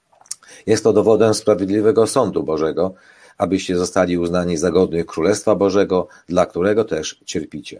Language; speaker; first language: Polish; native; Polish